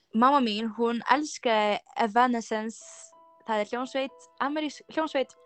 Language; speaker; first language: Icelandic; early bilingual, other home language; Portuguese